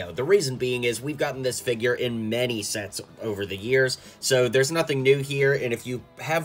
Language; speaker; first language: English; native; English